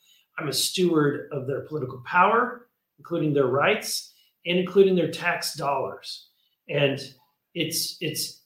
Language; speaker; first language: English; native; English